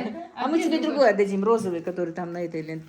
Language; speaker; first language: Russian; non-native, local second language; Ingush